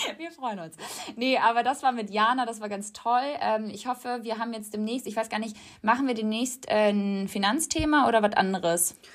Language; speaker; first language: German; native; German